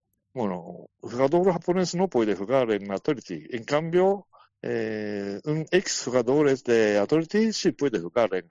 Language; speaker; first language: Spanish; non-native, learner; Japanese